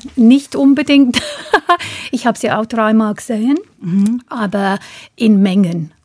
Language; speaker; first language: German; non-native, fluent; English